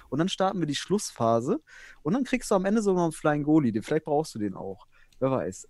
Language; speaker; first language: German; early bilingual, other home language; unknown